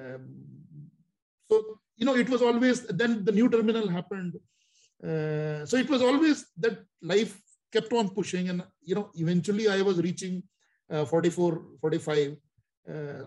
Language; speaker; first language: English; non-native, local second language; Hindi